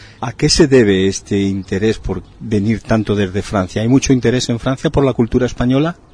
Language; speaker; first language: Spanish; native; Spanish